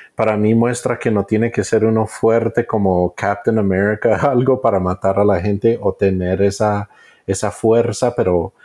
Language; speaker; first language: Spanish; early bilingual, heritage; Spanish